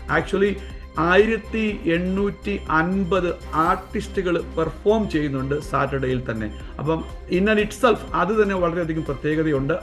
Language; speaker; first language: Malayalam; native; Malayalam